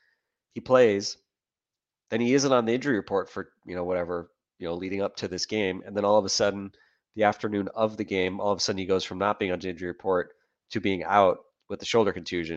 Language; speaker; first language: English; native; English